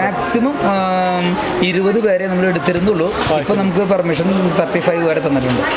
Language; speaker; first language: Malayalam; native; Malayalam